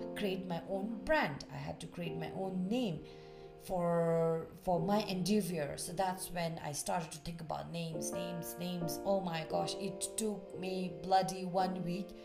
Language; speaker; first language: English; non-native, fluent; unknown